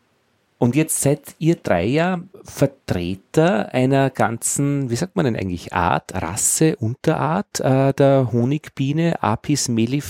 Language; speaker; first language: German; native; German